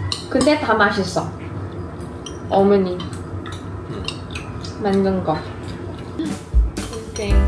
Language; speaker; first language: Korean; non-native, learner; Filipino